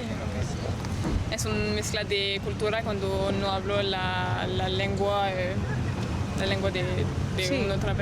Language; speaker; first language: Spanish; non-native, learner; French